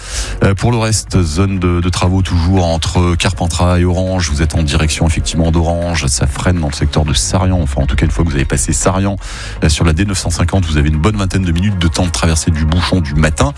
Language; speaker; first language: French; native; French